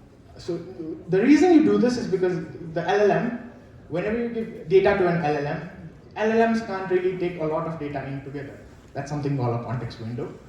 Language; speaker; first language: English; non-native, local second language; Nepali